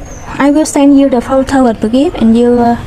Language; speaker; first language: English; non-native, learner; Vietnamese